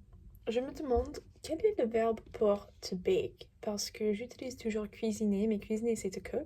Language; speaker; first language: French; non-native, fluent; English